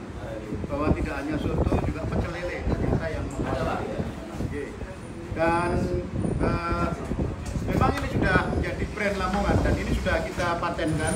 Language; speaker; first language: Indonesian; native; Indonesian